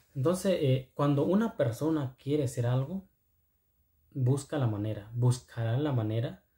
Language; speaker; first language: Spanish; non-native, local second language; Zapotec